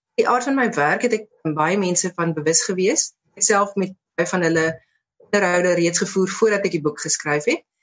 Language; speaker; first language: Afrikaans; native; Afrikaans